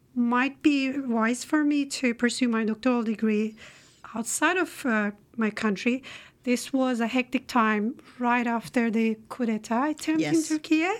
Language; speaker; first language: English; non-native, fluent; Turkish